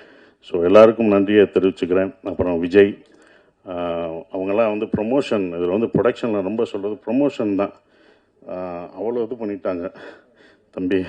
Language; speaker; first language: Tamil; native; Tamil